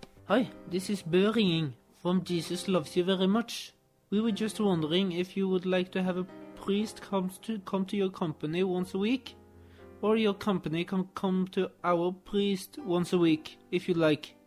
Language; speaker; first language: English; non-native, fluent; Norwegian